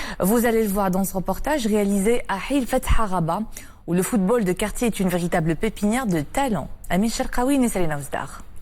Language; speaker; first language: French; non-native, local second language; Arabic